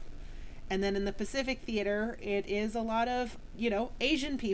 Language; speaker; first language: English; native; English